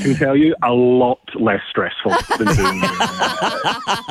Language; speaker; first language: English; native; English